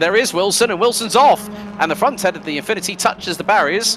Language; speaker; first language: English; native; English